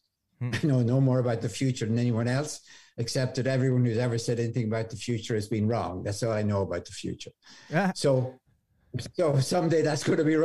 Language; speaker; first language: English; native; English